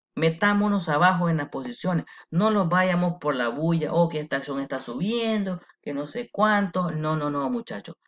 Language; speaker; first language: Spanish; early bilingual, heritage; Spanish